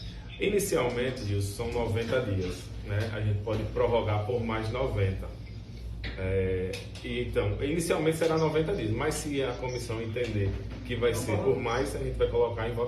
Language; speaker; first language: Portuguese; native; Portuguese